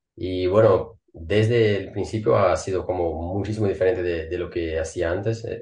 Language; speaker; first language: Spanish; non-native, fluent; Portuguese